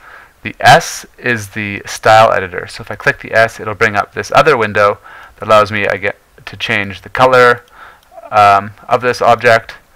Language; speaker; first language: English; native; English